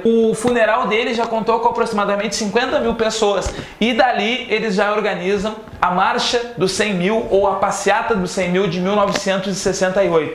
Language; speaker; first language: Portuguese; native; Portuguese